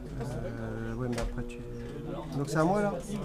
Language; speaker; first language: French; native; French